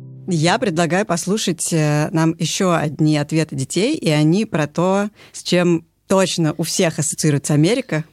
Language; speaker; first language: Russian; native; Russian